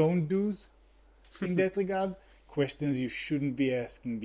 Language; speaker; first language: English; non-native, fluent; Hebrew